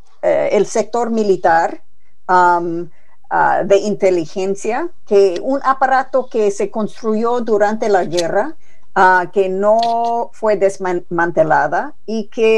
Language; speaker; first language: Spanish; non-native, fluent; English